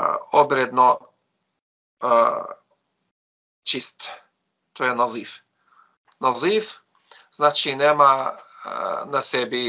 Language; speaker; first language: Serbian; non-native, fluent; Arabic